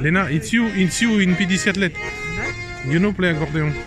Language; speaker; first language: English; non-native, learner; French